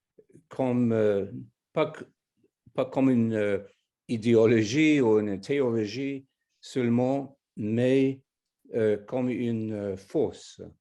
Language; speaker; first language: French; non-native, fluent; English